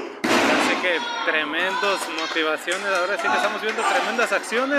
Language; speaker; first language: Spanish; native; Spanish